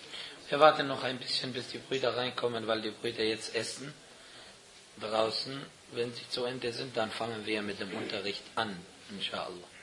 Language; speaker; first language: German; non-native, fluent; Arabic